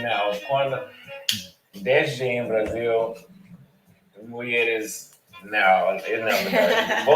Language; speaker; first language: Portuguese; non-native, learner; English